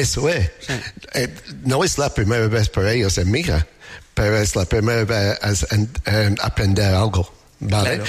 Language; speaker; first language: Spanish; non-native, learner; English